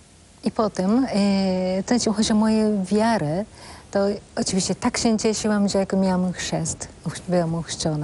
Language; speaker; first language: Polish; non-native, fluent; Japanese